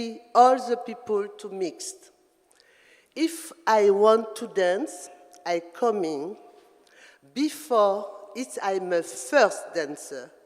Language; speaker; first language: English; non-native, learner; French